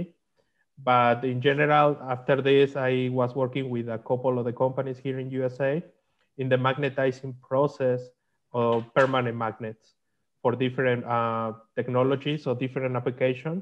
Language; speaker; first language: English; non-native, learner; Spanish